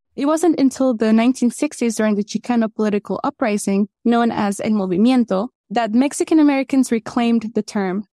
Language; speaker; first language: English; early bilingual, other home language; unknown